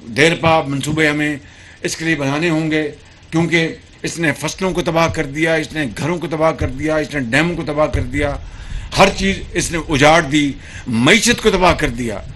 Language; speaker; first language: Urdu; non-native, local second language; Punjabi